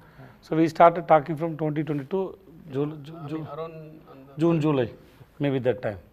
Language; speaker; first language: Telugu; non-native, learner; Tamil